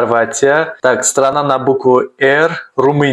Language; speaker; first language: Russian; native; Russian